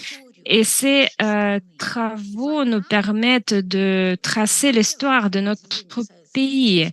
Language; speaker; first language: French; non-native, fluent; Russian